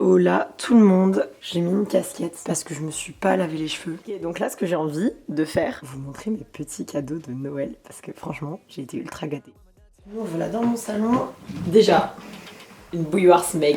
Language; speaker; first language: French; native; French